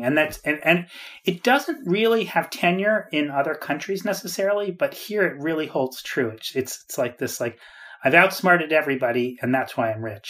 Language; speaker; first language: English; native; English